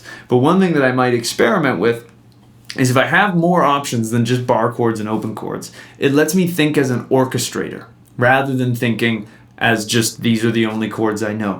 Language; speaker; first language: English; native; English